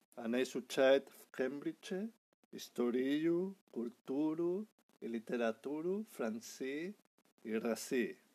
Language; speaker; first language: Russian; non-native, learner; Spanish